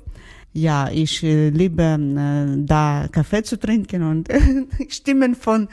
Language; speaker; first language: German; non-native, learner; Ukrainian